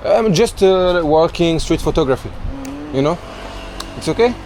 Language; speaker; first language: English; non-native, learner; French